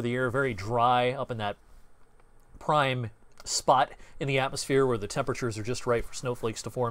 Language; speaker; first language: English; native; English